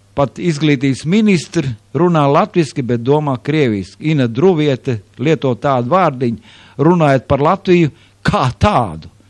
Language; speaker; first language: Latvian; native; Latvian